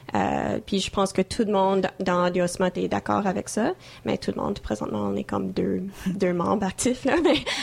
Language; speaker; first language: French; non-native, fluent; English